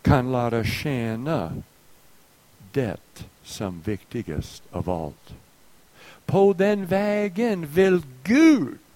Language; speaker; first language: Swedish; non-native, fluent; English